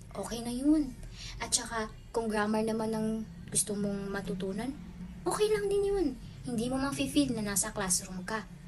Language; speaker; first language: Filipino; non-native, local second language; Waray